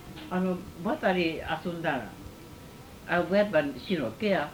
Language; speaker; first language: Japanese; early bilingual, heritage; Japanese